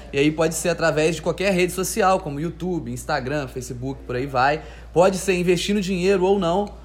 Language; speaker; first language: Portuguese; native; Portuguese